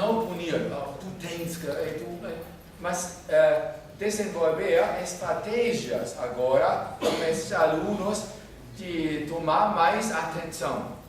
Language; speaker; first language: Portuguese; non-native, fluent; German